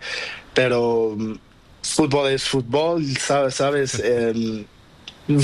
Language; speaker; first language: Spanish; non-native, learner; Portuguese